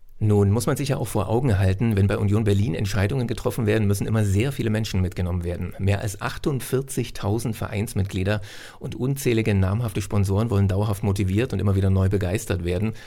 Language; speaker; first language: German; native; German